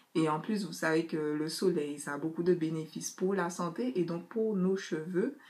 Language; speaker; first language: French; native; French